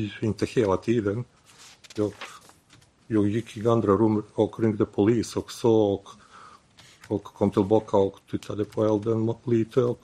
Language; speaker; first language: Swedish; non-native, learner; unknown